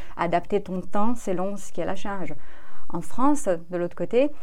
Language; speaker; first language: French; non-native, fluent; Portuguese